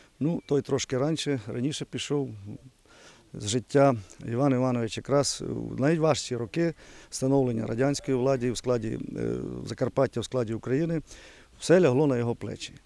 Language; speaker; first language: Ukrainian; native; Ukrainian